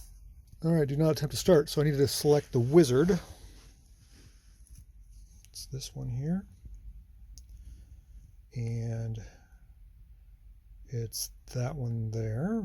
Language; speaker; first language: English; native; English